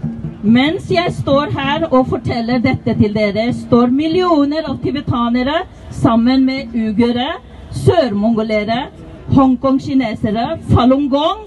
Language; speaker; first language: Norwegian; non-native, fluent; Tibetan